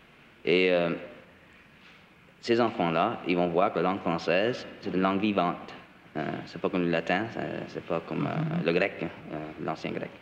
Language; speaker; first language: French; native; French